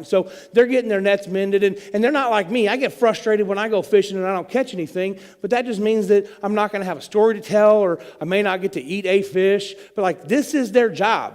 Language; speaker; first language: English; native; English